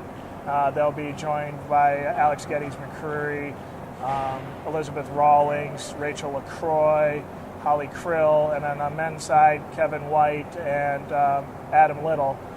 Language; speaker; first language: English; native; English